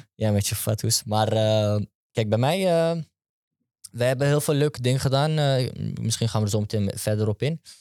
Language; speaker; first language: Dutch; early bilingual, other home language; Turkish